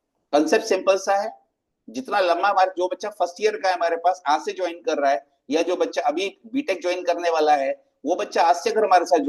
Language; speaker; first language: Hindi; native; Hindi